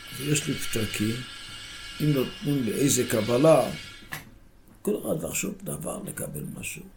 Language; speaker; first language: Hebrew; non-native, local second language; Yiddish